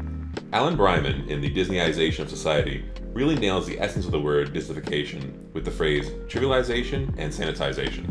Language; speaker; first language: English; native; English